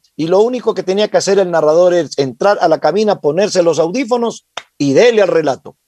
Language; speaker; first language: Spanish; native; Spanish